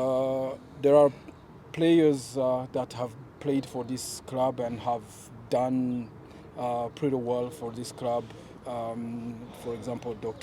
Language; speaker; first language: English; non-native, fluent; French